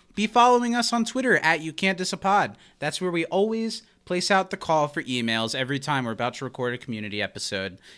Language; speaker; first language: English; native; English